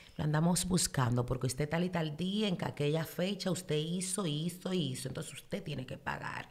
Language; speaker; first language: Spanish; early bilingual, heritage; Spanish